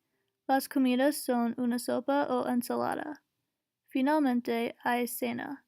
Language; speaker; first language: Spanish; non-native, learner; English